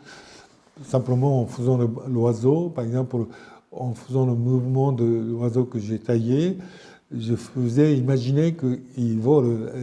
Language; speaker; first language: French; non-native, fluent; Japanese